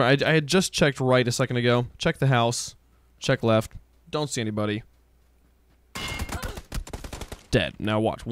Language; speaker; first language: English; native; English